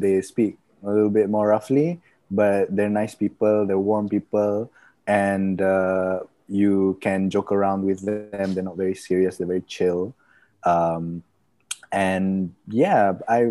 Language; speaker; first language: English; non-native, local second language; Malay